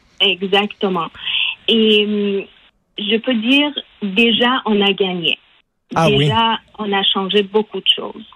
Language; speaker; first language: French; non-native, local second language; Persian